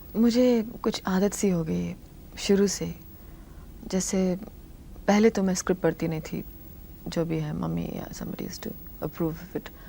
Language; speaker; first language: Hindi; non-native, local second language; Tamil